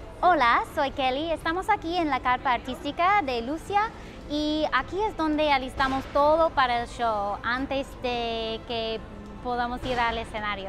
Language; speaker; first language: Spanish; non-native, fluent; English